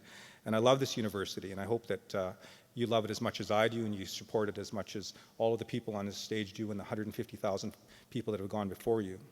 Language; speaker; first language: English; native; English